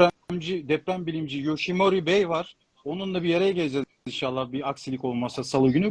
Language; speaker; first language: Turkish; native; Turkish